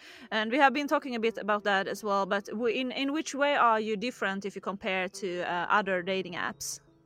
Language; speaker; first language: English; non-native, fluent; Swedish